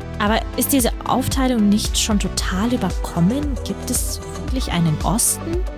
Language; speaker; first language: German; early bilingual, other home language; Russian